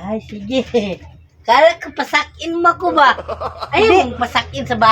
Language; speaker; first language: Filipino; non-native, local second language; Cebuano